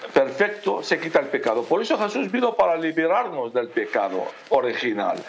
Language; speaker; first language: Spanish; non-native, fluent; Aramaic